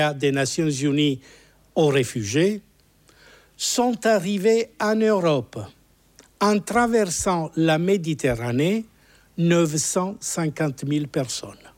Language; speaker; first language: French; non-native, fluent; Italian